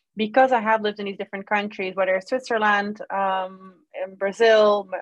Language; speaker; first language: English; non-native, fluent; Dutch